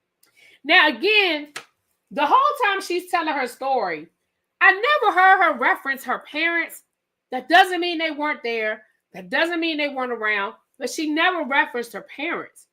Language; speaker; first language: English; native; English